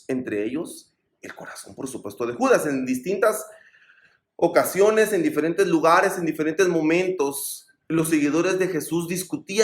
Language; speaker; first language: Spanish; native; Spanish